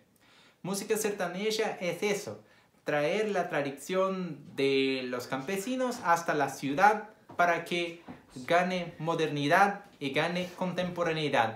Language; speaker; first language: Spanish; non-native, fluent; Portuguese